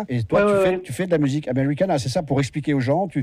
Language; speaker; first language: French; native; French